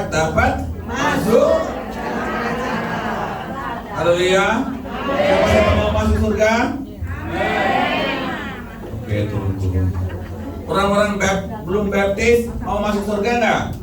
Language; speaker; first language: Indonesian; non-native, learner; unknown